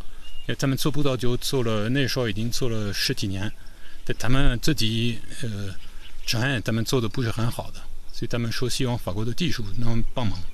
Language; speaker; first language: Chinese; non-native, fluent; French